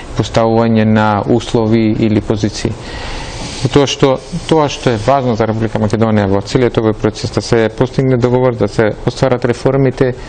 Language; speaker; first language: Macedonian; non-native, local second language; Albanian